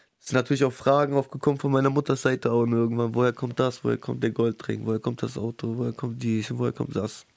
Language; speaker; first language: German; early bilingual, other home language; Russian